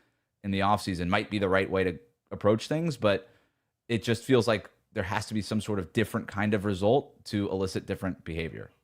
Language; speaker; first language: English; native; English